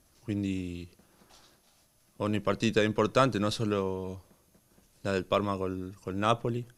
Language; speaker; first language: Italian; non-native, learner; Spanish